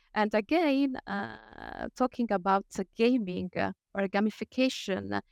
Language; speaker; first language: English; non-native, fluent; Italian